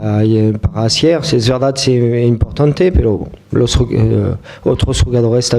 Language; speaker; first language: Spanish; non-native, fluent; French